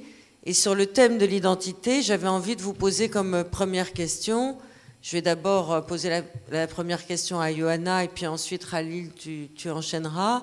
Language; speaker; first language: French; native; French